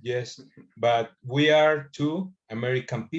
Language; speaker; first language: English; non-native, learner; Spanish